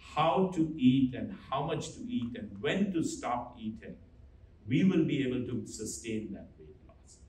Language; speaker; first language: English; non-native, local second language; Hindi